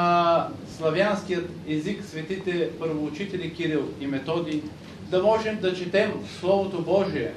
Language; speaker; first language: Bulgarian; native; Bulgarian